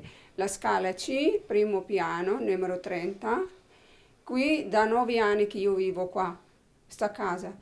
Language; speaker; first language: Italian; non-native, learner; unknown